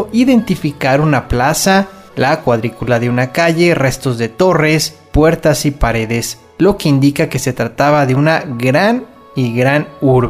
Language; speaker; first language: Spanish; native; Spanish